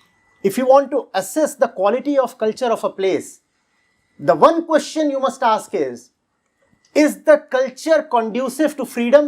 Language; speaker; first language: English; non-native, local second language; Hindi